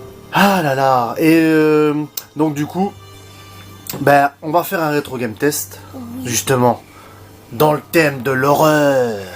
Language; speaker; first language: French; native; French